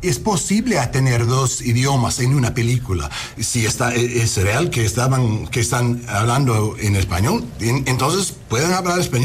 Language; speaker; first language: Spanish; non-native, learner; English